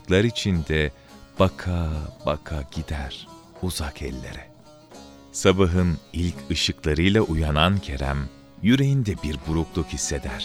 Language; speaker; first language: Turkish; native; Turkish